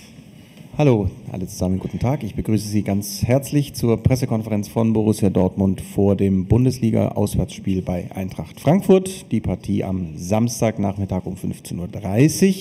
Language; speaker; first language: German; native; German